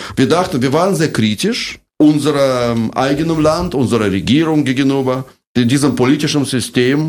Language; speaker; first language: German; non-native, fluent; Russian